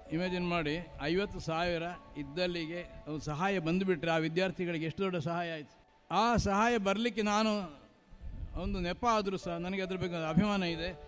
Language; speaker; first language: Kannada; non-native, local second language; Marathi